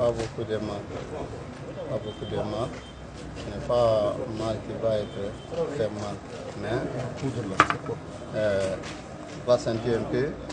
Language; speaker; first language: French; non-native, learner; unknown